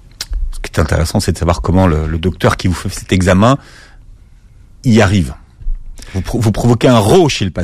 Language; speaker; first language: French; native; French